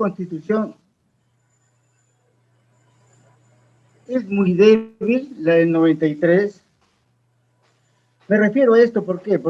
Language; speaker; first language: Spanish; native; Spanish